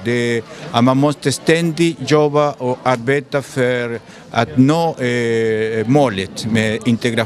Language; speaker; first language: Swedish; non-native, fluent; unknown